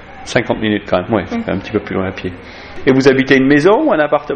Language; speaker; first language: French; native; French